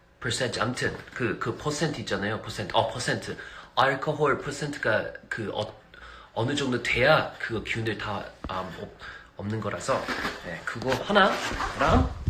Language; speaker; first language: Korean; non-native, fluent; English